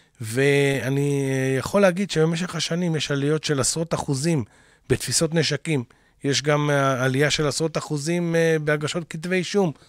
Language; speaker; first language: Hebrew; native; Hebrew